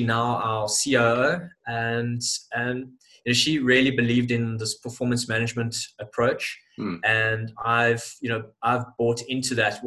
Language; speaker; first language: English; native; English